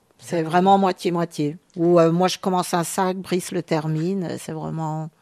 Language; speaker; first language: French; early bilingual, heritage; French